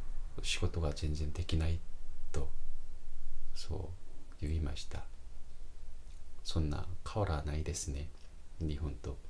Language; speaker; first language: Japanese; non-native, fluent; Korean